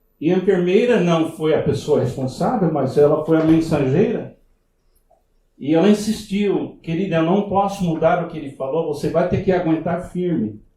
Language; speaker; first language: Portuguese; non-native, fluent; English